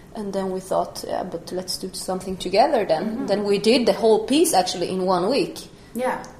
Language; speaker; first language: English; non-native, fluent; Spanish